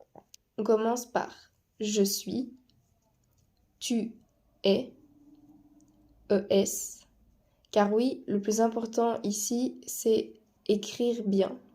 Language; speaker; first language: French; non-native, fluent; Spanish